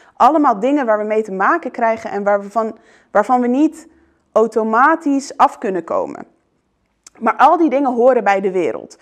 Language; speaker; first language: Dutch; early bilingual, other home language; Arabic